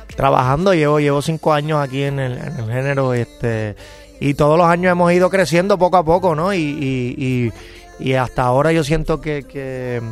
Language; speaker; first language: Spanish; native; Spanish